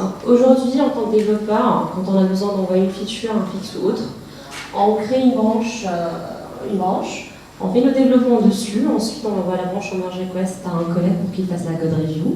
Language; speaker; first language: French; native; French